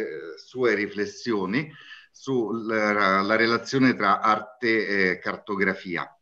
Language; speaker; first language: Italian; native; Italian